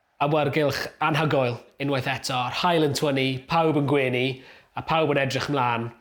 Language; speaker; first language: Welsh; native; Welsh